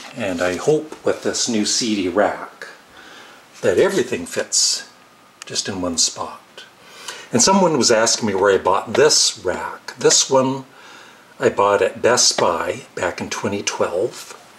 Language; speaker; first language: English; native; English